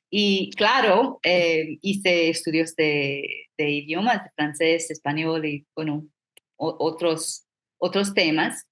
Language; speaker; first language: Spanish; non-native, fluent; English